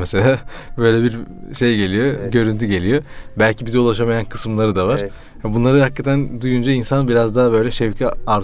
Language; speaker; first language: Turkish; native; Turkish